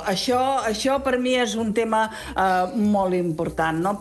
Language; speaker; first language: Catalan; native; Catalan